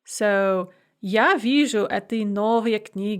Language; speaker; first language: Russian; non-native, fluent; English